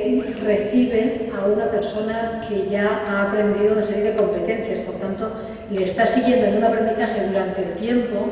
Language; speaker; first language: Spanish; native; Spanish